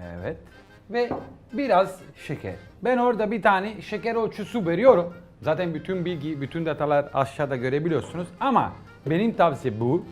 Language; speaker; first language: Turkish; non-native, learner; Italian